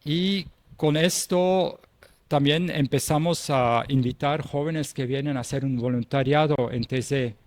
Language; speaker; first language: Spanish; non-native, fluent; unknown